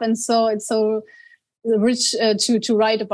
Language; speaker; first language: English; non-native, fluent; German